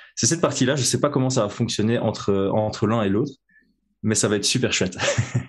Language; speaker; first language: French; native; French